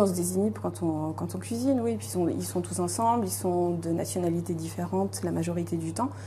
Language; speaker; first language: French; native; French